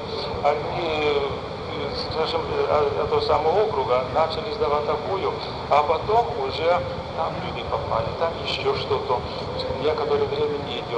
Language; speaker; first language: Russian; non-native, fluent; Lithuanian